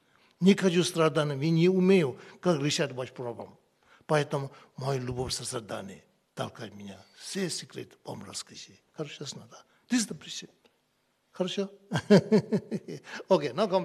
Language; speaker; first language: Russian; non-native, learner; Tibetan